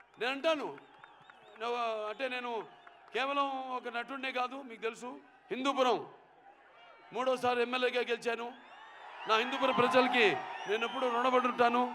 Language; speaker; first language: Telugu; native; Telugu